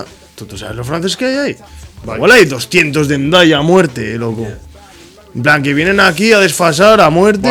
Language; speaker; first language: Spanish; native; Spanish